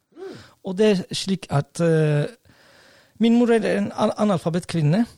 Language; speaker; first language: Norwegian; non-native, fluent; Turkish